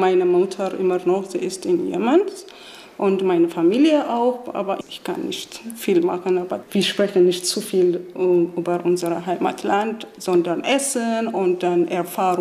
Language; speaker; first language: German; non-native, learner; Arabic